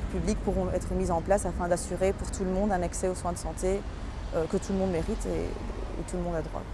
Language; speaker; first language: French; native; French